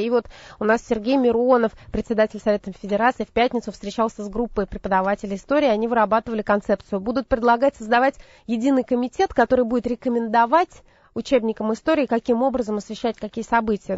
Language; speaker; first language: Russian; native; Russian